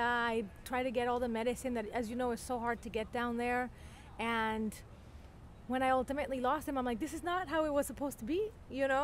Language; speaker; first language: English; non-native, fluent; Spanish